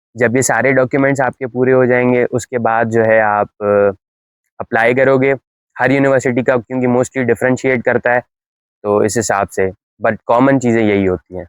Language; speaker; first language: Urdu; native; Urdu